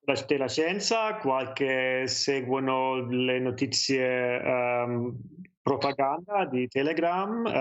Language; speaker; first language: Italian; non-native, fluent; German